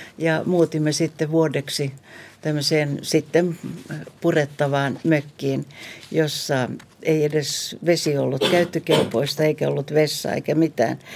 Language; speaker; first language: Finnish; non-native, local second language; Swedish